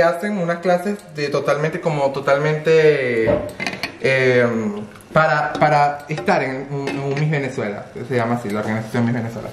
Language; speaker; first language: Spanish; native; Spanish